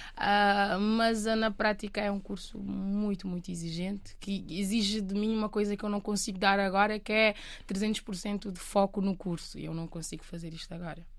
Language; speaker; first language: Portuguese; non-native, local second language; Kabuverdianu